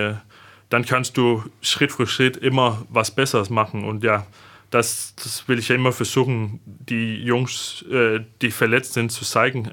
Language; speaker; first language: German; non-native, fluent; Danish